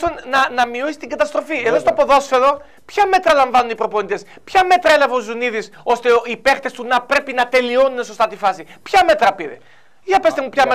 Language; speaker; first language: Greek; native; Greek